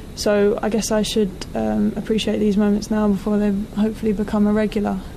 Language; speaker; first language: English; native; English